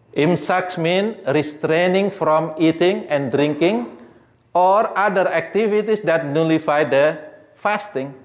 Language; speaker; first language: English; non-native, fluent; Indonesian